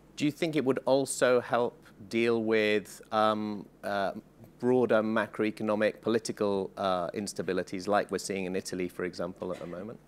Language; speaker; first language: English; native; English